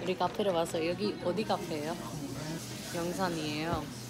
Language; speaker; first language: Korean; non-native, fluent; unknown